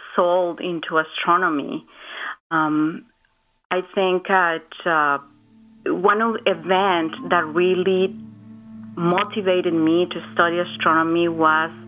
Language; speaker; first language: English; non-native, fluent; Spanish